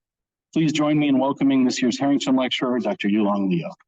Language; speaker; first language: English; native; English